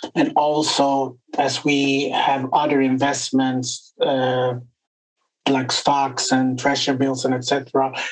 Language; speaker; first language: English; non-native, fluent; Swedish